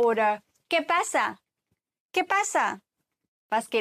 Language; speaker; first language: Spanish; non-native, fluent; German